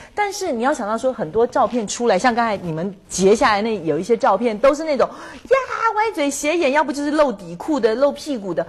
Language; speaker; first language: Chinese; native; Chinese